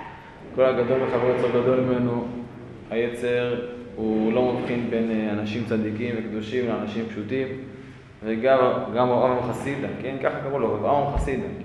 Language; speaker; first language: Hebrew; native; Hebrew